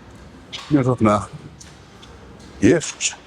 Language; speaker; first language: Icelandic; native; Icelandic